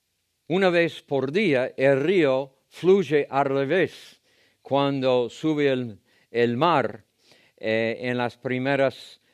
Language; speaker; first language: Spanish; non-native, fluent; English